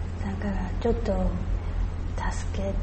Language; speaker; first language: Japanese; non-native, learner; Chinese